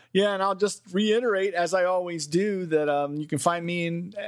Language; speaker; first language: English; native; English